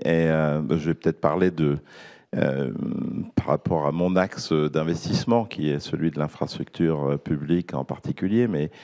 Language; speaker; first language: French; native; French